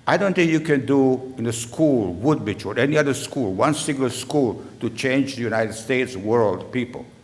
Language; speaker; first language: English; non-native, learner; Serbian